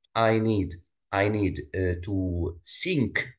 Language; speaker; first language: English; non-native, fluent; Arabic